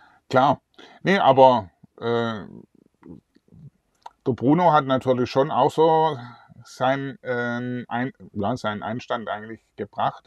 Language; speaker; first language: German; native; German